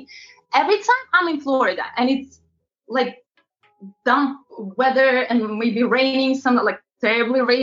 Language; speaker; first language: English; non-native, fluent; Latvian